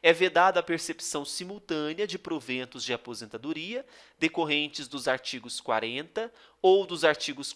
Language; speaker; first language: Portuguese; native; Portuguese